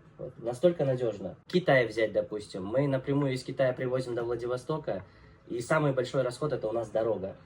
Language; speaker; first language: Russian; non-native, local second language; Uzbek